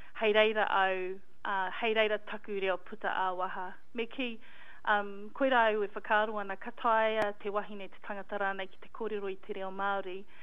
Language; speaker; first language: Māori; non-native, local second language; English